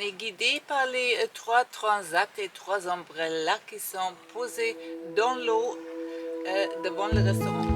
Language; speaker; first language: French; non-native, fluent; German